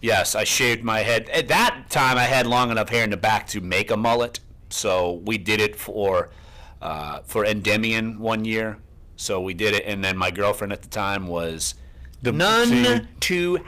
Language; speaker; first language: English; native; English